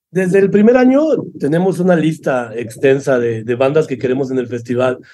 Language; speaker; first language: Spanish; native; Spanish